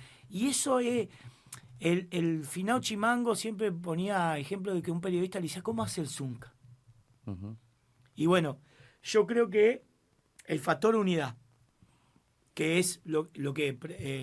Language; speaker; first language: Spanish; native; Spanish